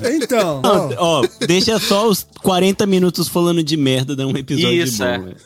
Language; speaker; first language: Portuguese; native; Portuguese